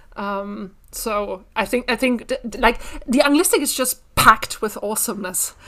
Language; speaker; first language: English; non-native, fluent; German